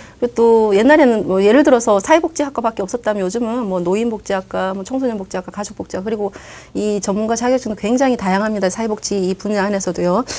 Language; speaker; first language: Korean; native; Korean